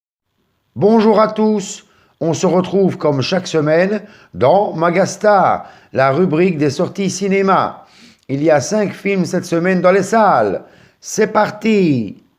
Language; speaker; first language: French; native; French